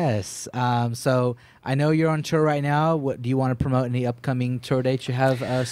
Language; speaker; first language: English; native; English